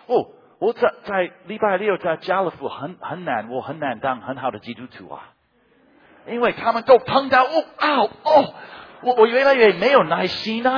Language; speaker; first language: Chinese; non-native, fluent; English